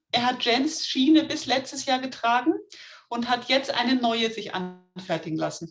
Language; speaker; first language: German; native; German